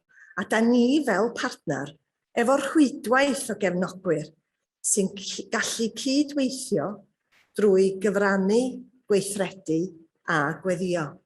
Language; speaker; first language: Welsh; native; Welsh